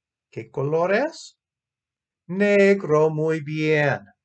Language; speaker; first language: Spanish; non-native, fluent; English